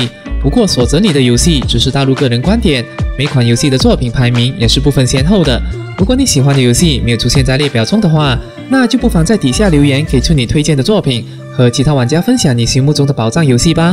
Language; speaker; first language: Chinese; native; Chinese